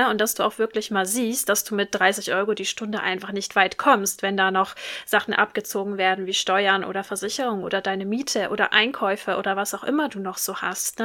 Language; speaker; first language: German; native; German